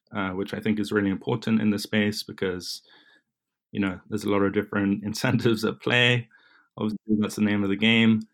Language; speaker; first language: English; native; English